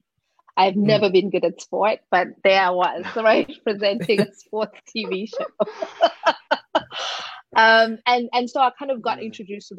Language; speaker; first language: English; non-native, local second language; Xhosa